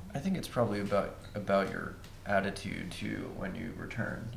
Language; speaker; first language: English; native; English